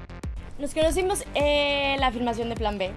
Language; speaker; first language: Spanish; native; Spanish